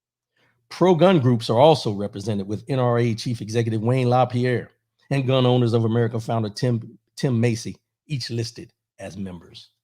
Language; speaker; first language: English; native; English